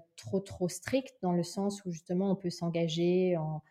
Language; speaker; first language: French; native; French